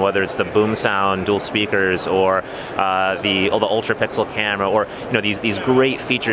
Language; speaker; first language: English; native; English